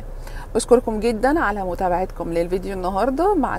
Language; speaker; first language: Arabic; native; Arabic